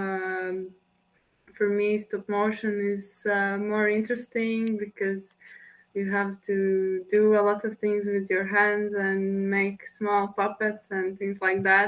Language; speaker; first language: English; non-native, fluent; Latvian